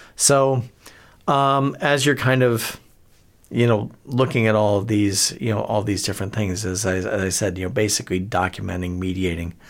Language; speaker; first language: English; native; English